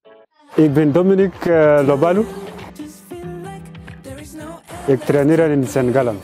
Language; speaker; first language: German; non-native, learner; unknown